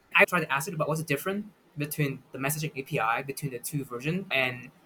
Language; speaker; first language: English; non-native, fluent; Vietnamese